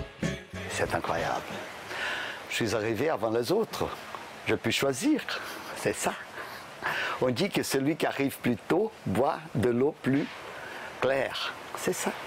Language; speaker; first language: French; non-native, fluent; Portuguese